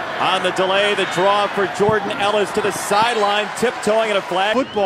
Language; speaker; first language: English; native; English